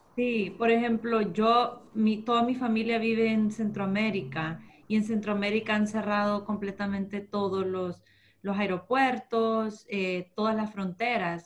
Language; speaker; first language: Spanish; early bilingual, heritage; Spanish